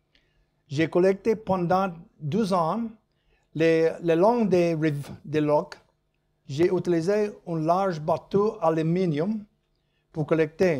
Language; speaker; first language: French; non-native, learner; English